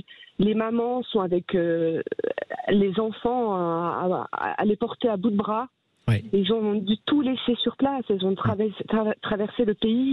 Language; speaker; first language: French; native; French